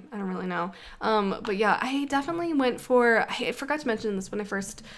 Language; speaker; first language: English; native; English